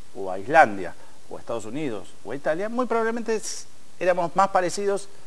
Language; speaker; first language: Spanish; native; Spanish